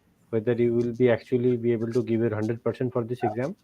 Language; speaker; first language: English; non-native, local second language; Bangla